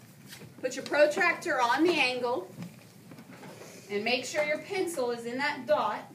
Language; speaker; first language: English; native; English